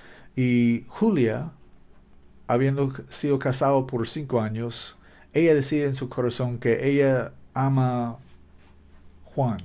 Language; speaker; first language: Spanish; non-native, learner; English